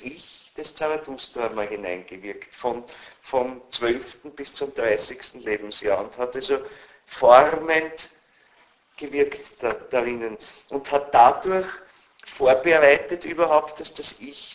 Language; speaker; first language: German; native; German